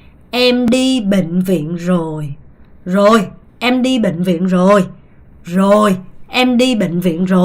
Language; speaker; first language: Vietnamese; non-native, fluent; Korean